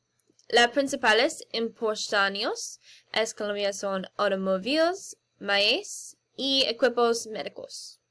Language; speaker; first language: Spanish; non-native, learner; English